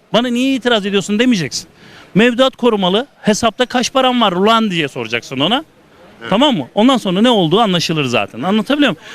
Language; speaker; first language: Turkish; native; Turkish